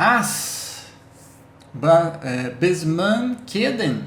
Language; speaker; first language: Hebrew; non-native, learner; Portuguese